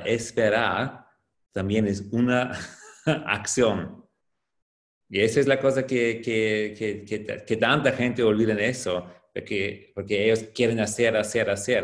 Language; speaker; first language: Spanish; non-native, fluent; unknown